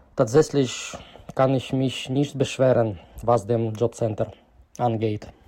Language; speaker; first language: German; non-native, fluent; Ukrainian